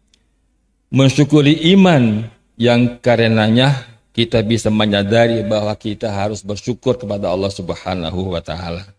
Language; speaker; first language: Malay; non-native, fluent; Javanese